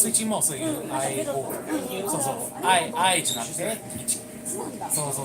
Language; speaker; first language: Japanese; non-native, learner; English